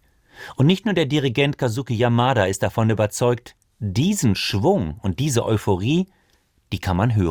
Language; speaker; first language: German; native; German